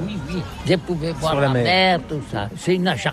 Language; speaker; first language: French; non-native, learner; Catalan